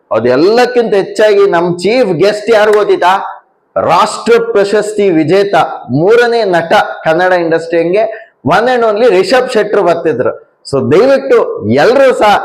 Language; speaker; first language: Kannada; native; Kannada